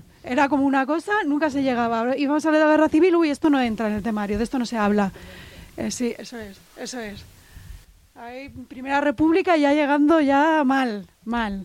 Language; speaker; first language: Spanish; native; Spanish